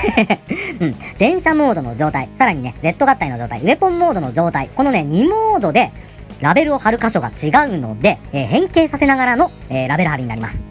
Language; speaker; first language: Japanese; native; Japanese